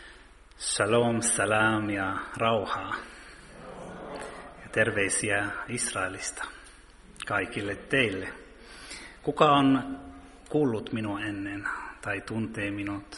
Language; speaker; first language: Finnish; early bilingual, heritage; Finnish